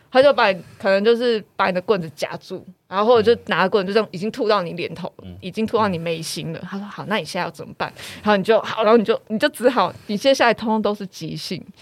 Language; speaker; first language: Chinese; native; Chinese